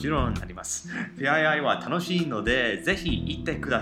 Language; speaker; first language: Japanese; non-native, learner; English